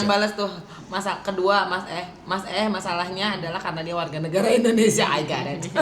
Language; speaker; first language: Indonesian; native; Indonesian